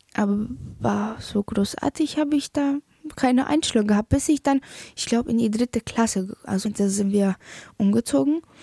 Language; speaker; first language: German; early bilingual, other home language; Polish